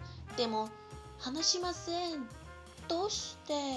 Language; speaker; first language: Japanese; non-native, learner; Portuguese